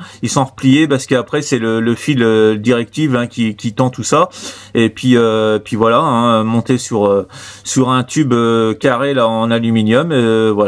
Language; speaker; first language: French; native; French